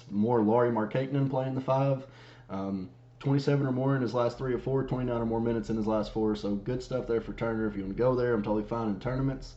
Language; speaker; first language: English; native; English